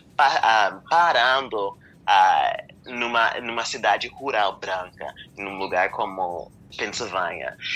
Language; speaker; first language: Portuguese; non-native, fluent; English